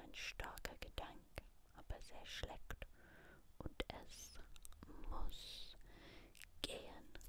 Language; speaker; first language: German; non-native, learner; English